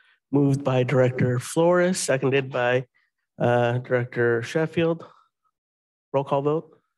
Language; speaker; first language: English; native; English